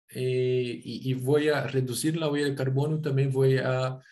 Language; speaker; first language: Spanish; non-native, fluent; Portuguese